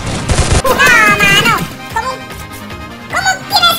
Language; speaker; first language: Spanish; native; Spanish